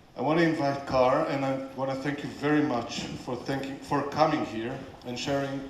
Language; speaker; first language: English; non-native, fluent; Hebrew